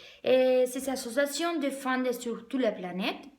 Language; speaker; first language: French; non-native, learner; Spanish